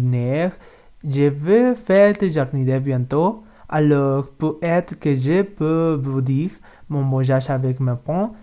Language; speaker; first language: French; non-native, learner; Spanish